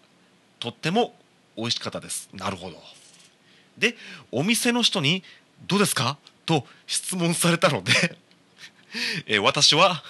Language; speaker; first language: Japanese; native; Japanese